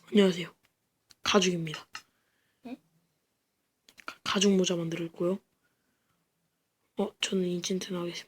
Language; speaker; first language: Korean; native; Korean